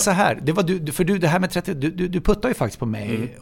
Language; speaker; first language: Swedish; native; Swedish